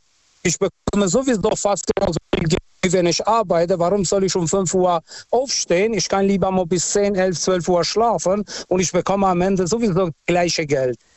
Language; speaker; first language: German; non-native, fluent; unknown